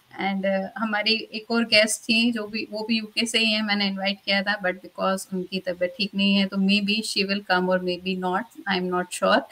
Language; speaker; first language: Hindi; native; Hindi